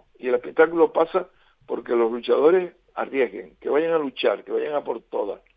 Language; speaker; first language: Spanish; native; Spanish